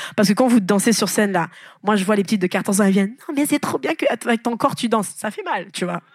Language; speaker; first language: French; non-native, local second language; Lingala